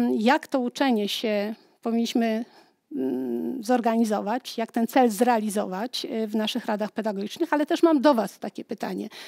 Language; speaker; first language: Polish; native; Polish